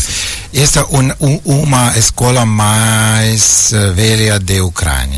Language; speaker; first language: Portuguese; non-native, learner; Ukrainian